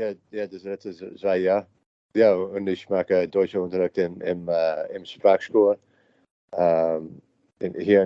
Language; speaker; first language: German; non-native, learner; English